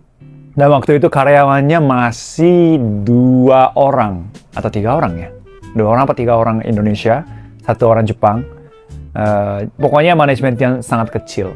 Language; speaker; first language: Indonesian; non-native, fluent; Japanese